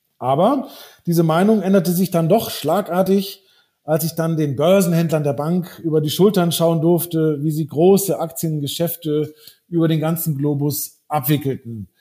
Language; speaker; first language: German; early bilingual, heritage; German